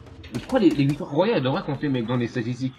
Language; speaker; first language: French; native; French